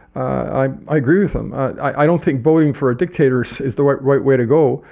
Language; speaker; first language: English; native; English